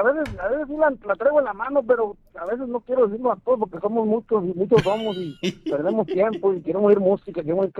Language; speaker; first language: Spanish; native; Spanish